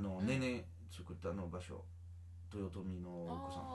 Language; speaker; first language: Japanese; non-native, learner; French